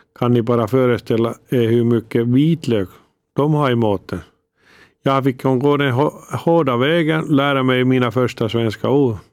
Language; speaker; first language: Swedish; non-native, fluent; Finnish